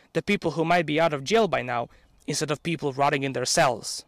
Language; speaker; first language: English; non-native, fluent; Serbian